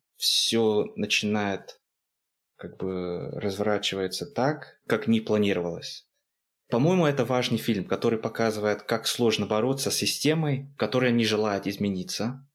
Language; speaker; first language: Russian; non-native, fluent; English